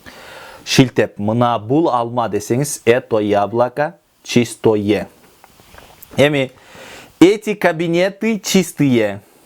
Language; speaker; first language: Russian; non-native, local second language; Kyrgyz